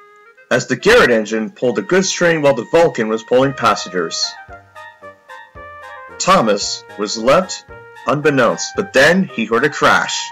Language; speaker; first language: English; native; English